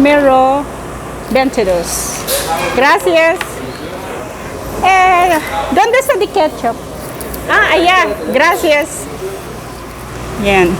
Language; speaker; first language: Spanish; non-native, learner; Filipino